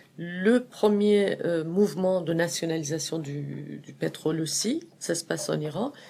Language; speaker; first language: French; non-native, fluent; Persian